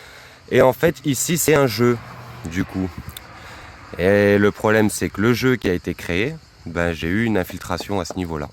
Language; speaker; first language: French; native; French